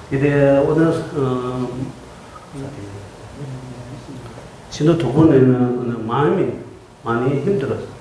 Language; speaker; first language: Korean; non-native, learner; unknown